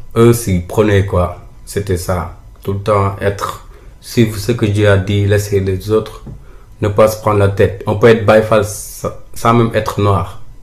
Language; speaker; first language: French; non-native, local second language; Wolof